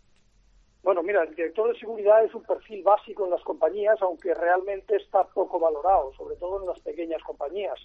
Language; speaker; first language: Spanish; native; Spanish